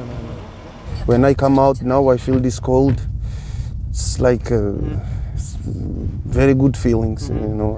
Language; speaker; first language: English; non-native, fluent; Portuguese